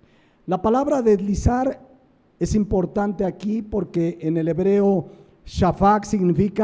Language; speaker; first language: Spanish; native; Spanish